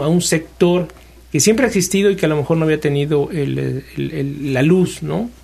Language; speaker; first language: Spanish; native; Spanish